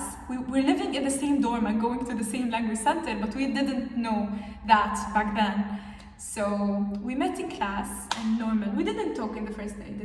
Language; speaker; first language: English; non-native, fluent; Arabic